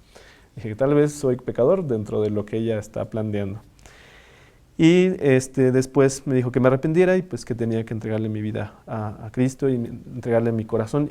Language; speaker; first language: Spanish; native; Spanish